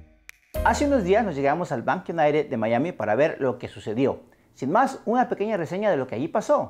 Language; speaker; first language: Spanish; native; Spanish